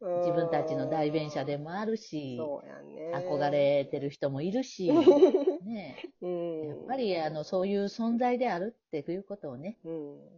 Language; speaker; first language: Japanese; native; Japanese